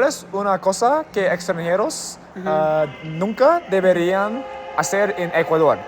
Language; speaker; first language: Spanish; non-native, learner; English